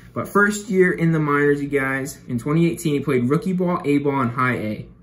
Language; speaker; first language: English; native; English